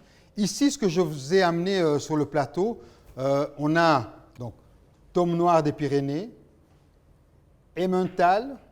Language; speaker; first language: French; native; French